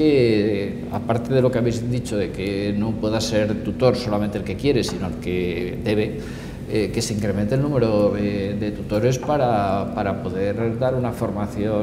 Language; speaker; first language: Spanish; native; Spanish